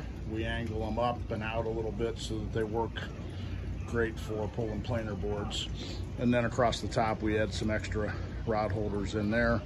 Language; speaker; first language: English; native; English